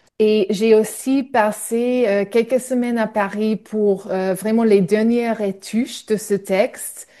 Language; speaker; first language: French; non-native, fluent; English